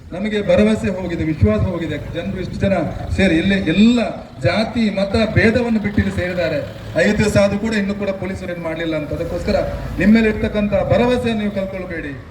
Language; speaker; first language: Kannada; native; Kannada